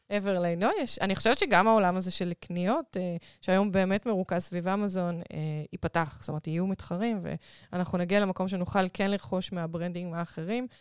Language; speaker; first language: Hebrew; native; Hebrew